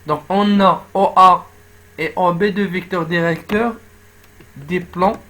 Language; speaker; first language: French; non-native, local second language; Arabic